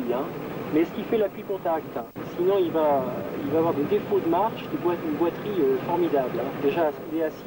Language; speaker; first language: French; native; French